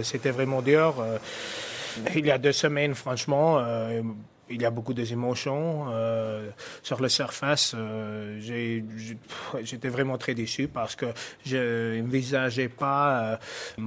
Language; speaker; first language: French; non-native, fluent; Afrikaans